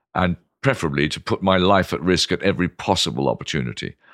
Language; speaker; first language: English; native; English